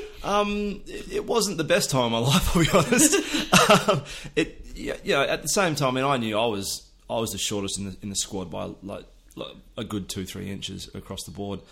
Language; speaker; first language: English; native; English